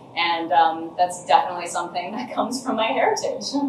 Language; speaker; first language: English; native; English